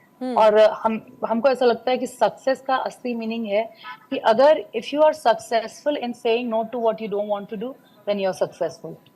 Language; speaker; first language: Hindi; non-native, local second language; Bhojpuri